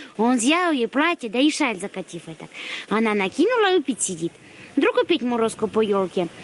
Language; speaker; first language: Russian; native; Russian